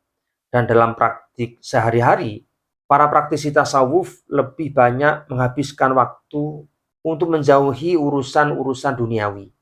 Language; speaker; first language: Indonesian; native; Indonesian